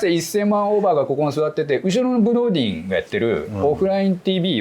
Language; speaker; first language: Japanese; native; Japanese